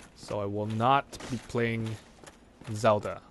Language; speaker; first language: English; non-native, local second language; Cantonese